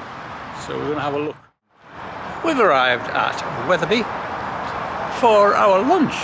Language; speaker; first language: English; native; English